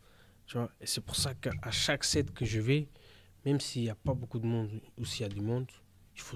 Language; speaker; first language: French; early bilingual, other home language; Portuguese